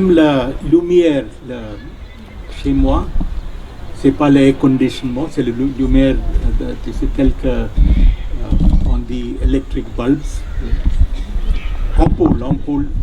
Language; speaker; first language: French; non-native, fluent; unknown